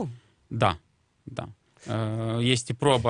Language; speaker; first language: Romanian; non-native, local second language; Russian